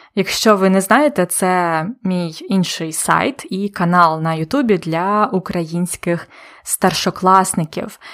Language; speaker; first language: Ukrainian; native; Ukrainian